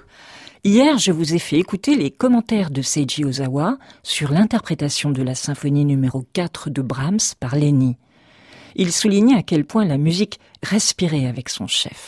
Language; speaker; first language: French; native; French